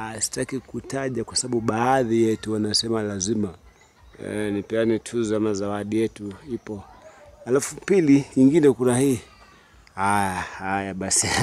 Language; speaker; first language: Swahili; non-native, local second language; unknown